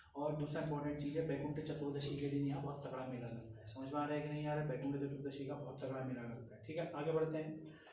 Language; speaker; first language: Hindi; native; Hindi